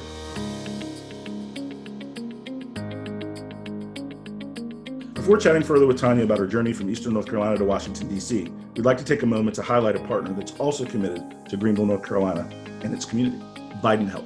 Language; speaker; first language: English; native; English